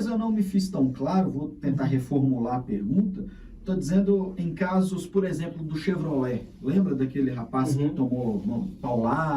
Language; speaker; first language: Portuguese; native; Portuguese